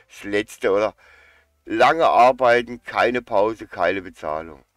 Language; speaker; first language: German; native; German